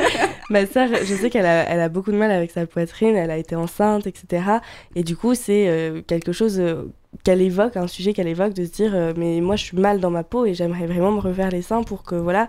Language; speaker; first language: French; native; French